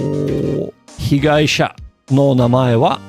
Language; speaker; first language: Japanese; non-native, learner; English